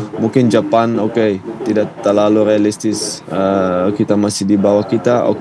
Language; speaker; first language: Indonesian; non-native, fluent; Dutch